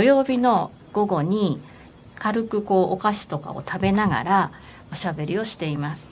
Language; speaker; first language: Japanese; native; Japanese